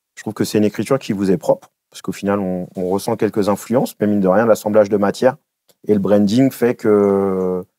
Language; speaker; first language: French; native; French